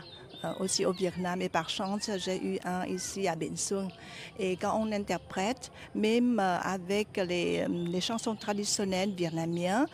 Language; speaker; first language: French; non-native, fluent; Vietnamese